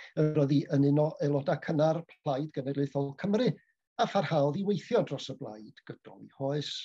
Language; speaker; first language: Welsh; native; Welsh